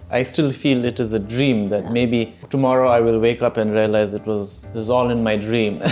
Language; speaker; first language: English; non-native, fluent; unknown